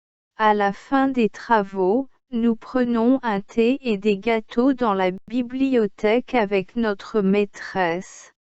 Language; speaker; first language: French; non-native, learner; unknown